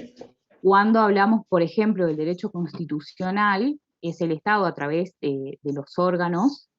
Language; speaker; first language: Spanish; native; Spanish